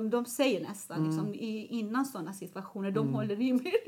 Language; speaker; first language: Swedish; non-native, fluent; Persian